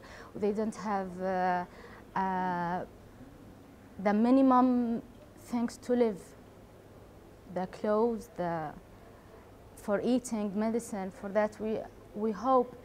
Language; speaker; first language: English; non-native, learner; Arabic